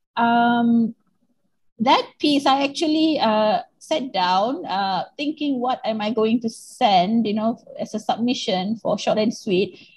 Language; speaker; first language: English; non-native, local second language; Malay